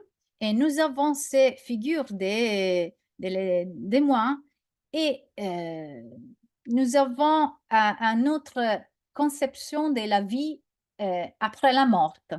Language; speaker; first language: French; non-native, learner; Italian